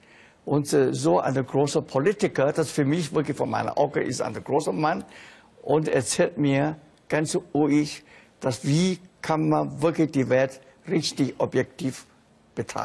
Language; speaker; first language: German; non-native, fluent; Chinese